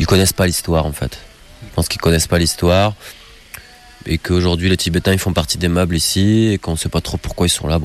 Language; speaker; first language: French; native; French